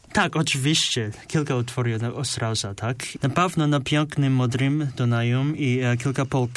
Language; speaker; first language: Polish; non-native, learner; Chinese